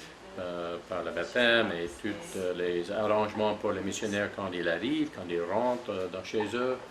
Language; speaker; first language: French; non-native, fluent; English